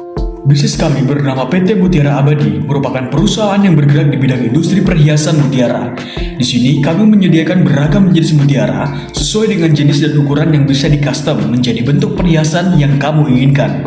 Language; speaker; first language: Indonesian; native; Indonesian